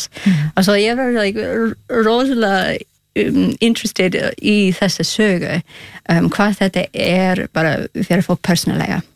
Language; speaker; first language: Icelandic; non-native, learner; Spanish